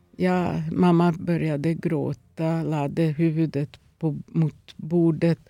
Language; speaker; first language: Swedish; non-native, fluent; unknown